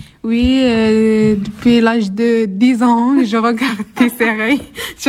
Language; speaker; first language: French; non-native, learner; Arabic